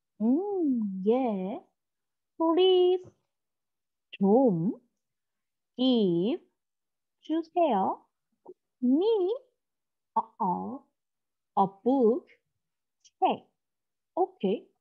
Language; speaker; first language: English; non-native, learner; Korean